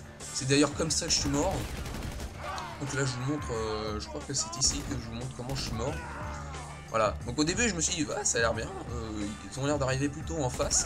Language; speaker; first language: French; native; French